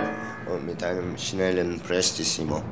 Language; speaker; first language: German; non-native, fluent; Turkish